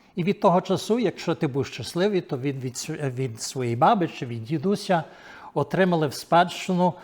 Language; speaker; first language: Ukrainian; early bilingual, heritage; Ukrainian